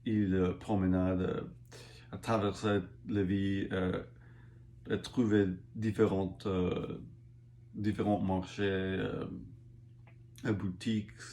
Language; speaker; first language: French; non-native, learner; English